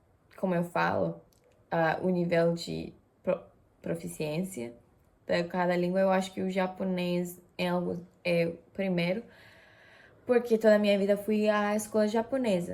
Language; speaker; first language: Portuguese; non-native, fluent; Japanese